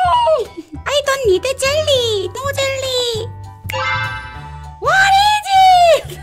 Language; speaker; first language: English; non-native, learner; Korean